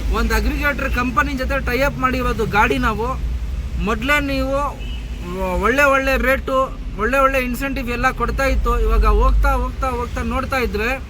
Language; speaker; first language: Kannada; non-native, local second language; Urdu